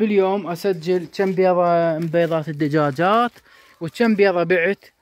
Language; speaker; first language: Danish; non-native, learner; Arabic